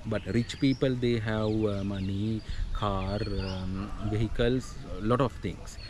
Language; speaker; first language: English; non-native, learner; Sinhala